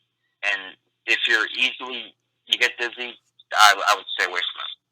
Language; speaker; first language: English; native; English